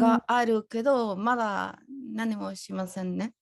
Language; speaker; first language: Japanese; non-native, learner; Spanish